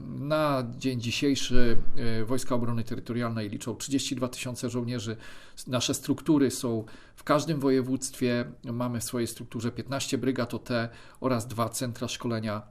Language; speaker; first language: Polish; native; Polish